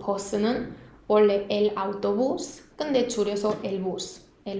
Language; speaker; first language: Spanish; non-native, fluent; Korean